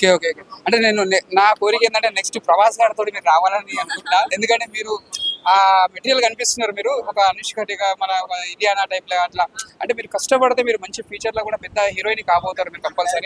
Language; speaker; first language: Telugu; native; Telugu